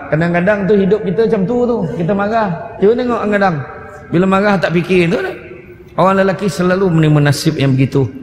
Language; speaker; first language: Malay; native; Malay